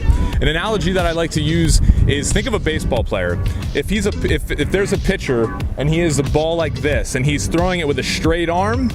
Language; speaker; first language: English; native; English